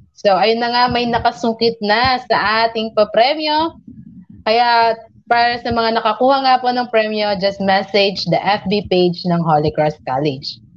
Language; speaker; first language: Filipino; non-native, local second language; Pampanga